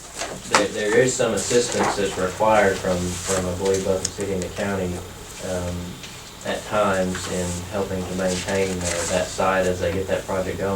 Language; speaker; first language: English; native; English